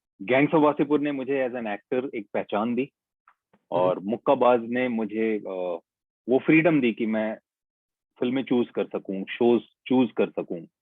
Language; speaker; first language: Hindi; native; Hindi